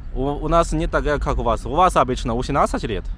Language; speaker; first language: Russian; non-native, learner; Chinese